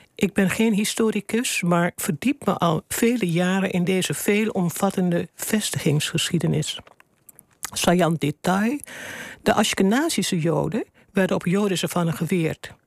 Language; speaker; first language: Dutch; native; Dutch